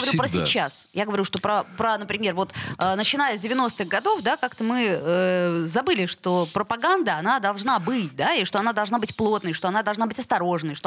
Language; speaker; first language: Russian; native; Russian